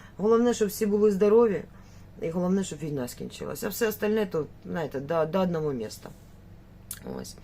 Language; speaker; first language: Ukrainian; native; Ukrainian